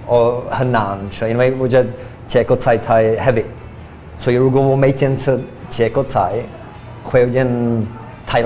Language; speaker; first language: Chinese; non-native, fluent; Czech